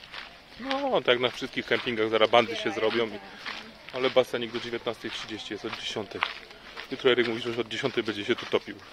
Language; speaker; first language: Polish; native; Polish